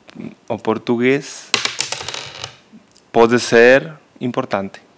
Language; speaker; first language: Portuguese; non-native, learner; Spanish